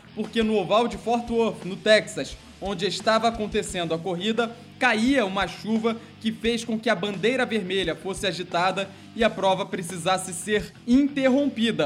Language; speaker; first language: Portuguese; native; Portuguese